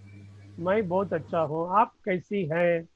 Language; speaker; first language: Hindi; non-native, learner; Tamil